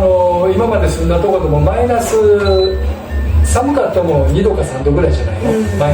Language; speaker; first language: Japanese; native; Japanese